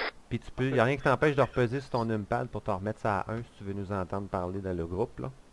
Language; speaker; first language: French; native; French